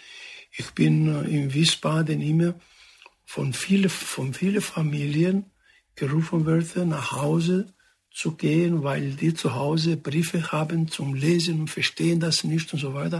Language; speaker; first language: German; non-native, fluent; Greek